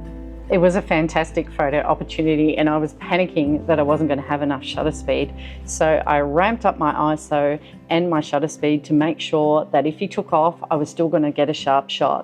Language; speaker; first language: English; native; English